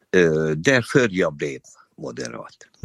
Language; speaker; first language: Swedish; non-native, learner; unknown